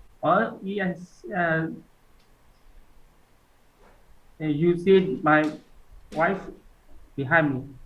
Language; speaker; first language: English; non-native, learner; Burmese